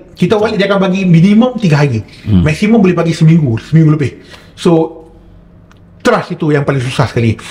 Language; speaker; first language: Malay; non-native, local second language; Chinese